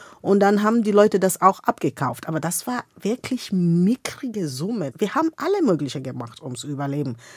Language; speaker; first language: German; non-native, fluent; Igbo